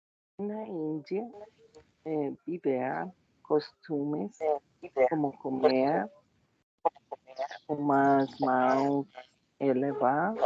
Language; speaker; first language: Portuguese; non-native, learner; Spanish